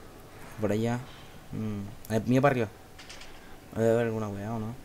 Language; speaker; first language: Spanish; native; Spanish